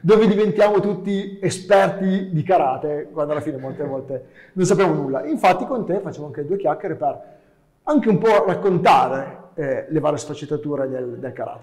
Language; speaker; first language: Italian; native; Italian